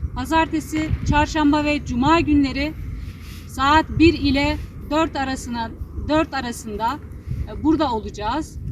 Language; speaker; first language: Turkish; native; Turkish